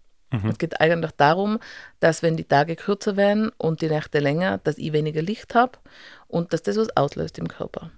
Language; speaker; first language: German; native; German